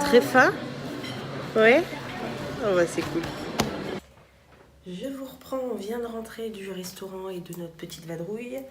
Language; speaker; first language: French; native; French